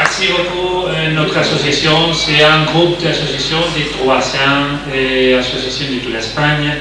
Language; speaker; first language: French; non-native, learner; Spanish